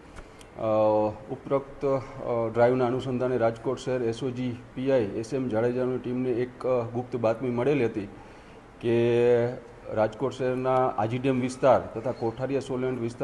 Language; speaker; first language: Gujarati; native; Gujarati